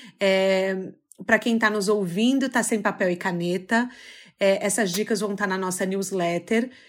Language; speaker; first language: Portuguese; native; Portuguese